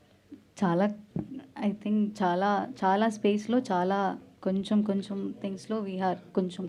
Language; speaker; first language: Telugu; non-native, learner; Malayalam